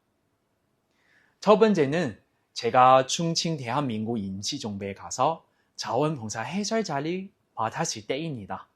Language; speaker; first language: Korean; non-native, fluent; Chinese